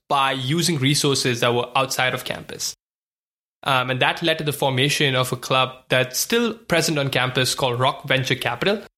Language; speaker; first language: English; non-native, local second language; Hindi